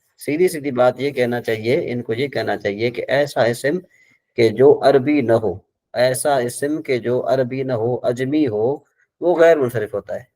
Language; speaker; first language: Urdu; non-native, local second language; Sindhi